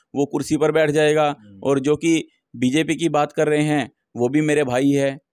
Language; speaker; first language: Hindi; native; Hindi